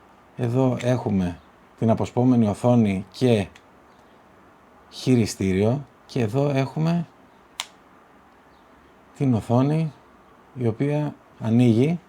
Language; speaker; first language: Greek; native; Greek